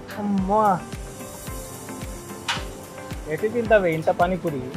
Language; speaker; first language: Telugu; non-native, learner; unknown